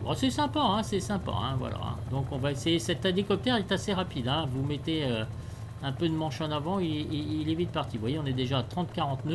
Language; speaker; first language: French; native; French